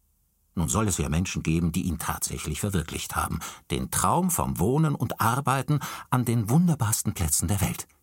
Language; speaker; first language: German; native; German